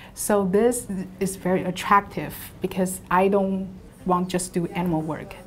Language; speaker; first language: English; non-native, fluent; Chinese